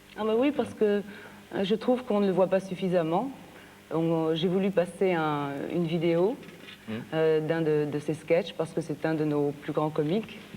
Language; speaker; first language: French; early bilingual, other home language; Bulgarian